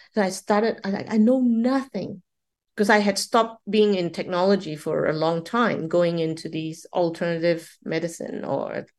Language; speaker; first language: English; non-native, local second language; Cantonese